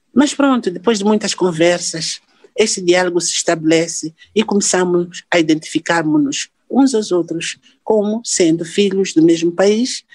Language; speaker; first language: Portuguese; non-native, local second language; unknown